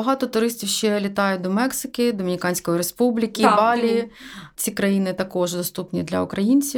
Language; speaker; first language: Ukrainian; native; Ukrainian